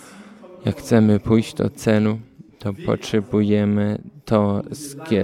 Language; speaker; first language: Polish; early bilingual, heritage; Polish